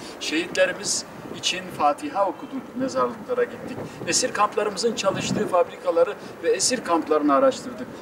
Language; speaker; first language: Turkish; native; Turkish